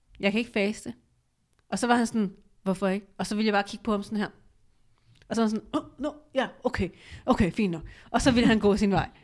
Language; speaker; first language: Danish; early bilingual, other home language; Urdu